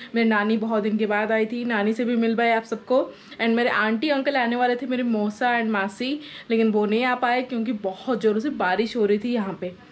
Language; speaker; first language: Hindi; non-native, local second language; Odia